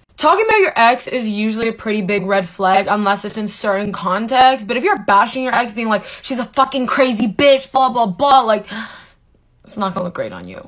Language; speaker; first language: English; native; English